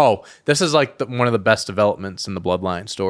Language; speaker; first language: English; native; English